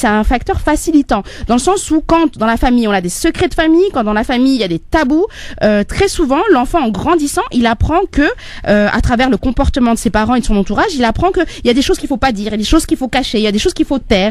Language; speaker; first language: French; native; French